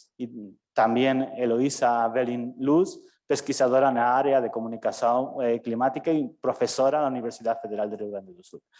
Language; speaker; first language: Spanish; native; Spanish